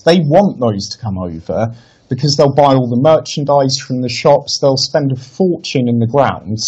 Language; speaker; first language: English; native; English